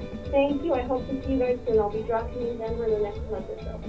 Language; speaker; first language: English; early bilingual, other home language; Spanish